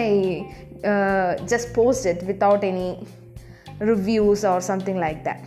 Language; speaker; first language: English; non-native, local second language; Malayalam